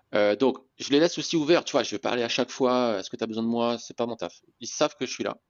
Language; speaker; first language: French; native; French